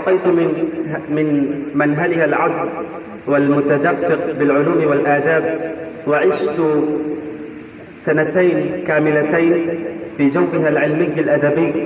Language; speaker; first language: Arabic; non-native, fluent; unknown